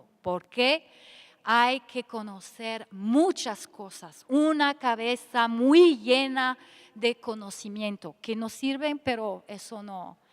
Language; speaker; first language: Spanish; non-native, fluent; French